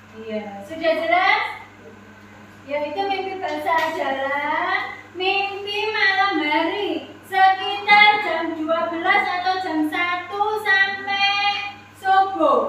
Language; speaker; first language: Indonesian; native; Indonesian